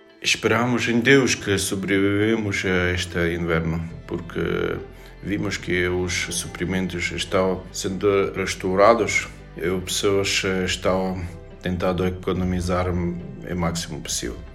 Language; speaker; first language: Portuguese; non-native, learner; Ukrainian